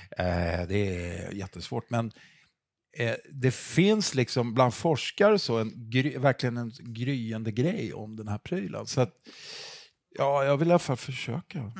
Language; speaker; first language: Swedish; native; Swedish